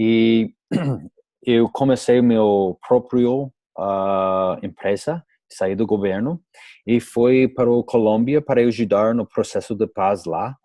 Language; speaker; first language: Portuguese; non-native, learner; English